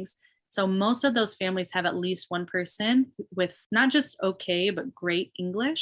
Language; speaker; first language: English; native; English